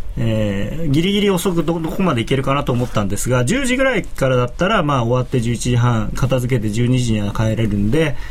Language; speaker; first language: Japanese; native; Japanese